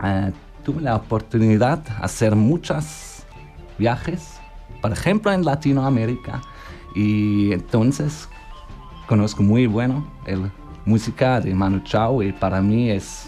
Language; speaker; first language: Spanish; non-native, learner; German